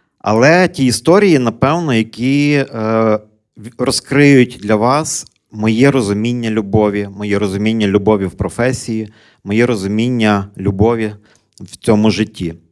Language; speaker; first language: Ukrainian; native; Ukrainian